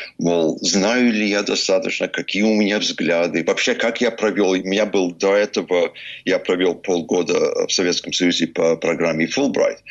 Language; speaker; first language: Russian; early bilingual, heritage; English